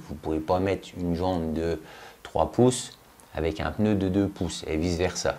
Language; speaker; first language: French; native; French